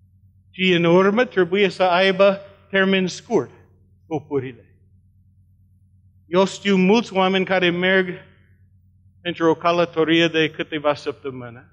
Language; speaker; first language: Romanian; non-native, learner; English